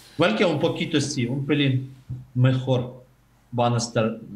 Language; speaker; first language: Spanish; non-native, learner; Ukrainian